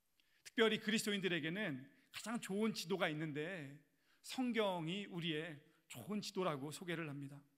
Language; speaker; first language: Korean; native; Korean